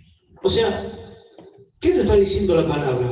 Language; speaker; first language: Spanish; native; Spanish